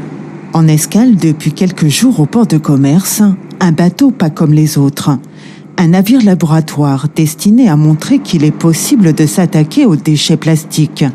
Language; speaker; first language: French; native; French